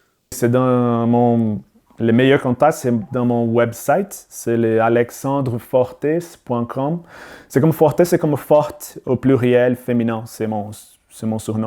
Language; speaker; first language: French; non-native, learner; Portuguese